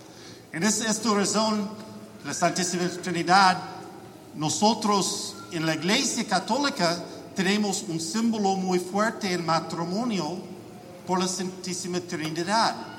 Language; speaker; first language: Spanish; non-native, learner; English